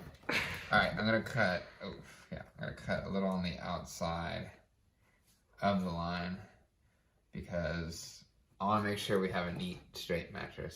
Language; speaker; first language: English; native; English